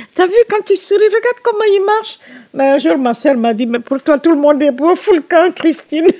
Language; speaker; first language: French; non-native, local second language; Susu